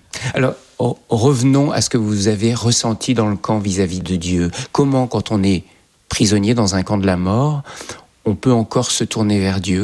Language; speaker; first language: French; native; French